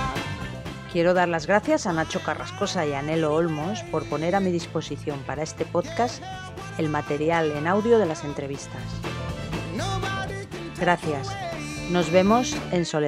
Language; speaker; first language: Spanish; native; Spanish